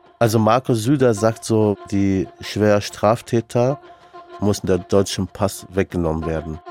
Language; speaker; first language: German; non-native, fluent; Arabic